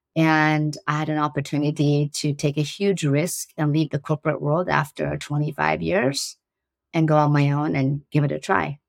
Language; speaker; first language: English; early bilingual, other home language; Persian